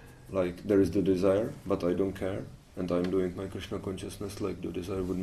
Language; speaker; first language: English; non-native, fluent; Czech